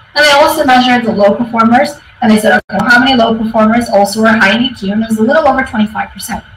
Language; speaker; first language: English; native; English